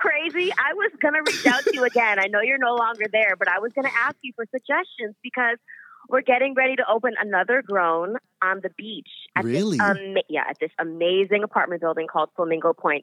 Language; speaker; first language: English; native; English